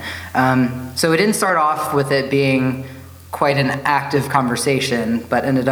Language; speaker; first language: English; native; English